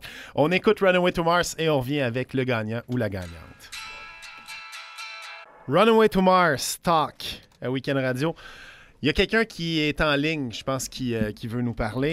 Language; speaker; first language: French; native; French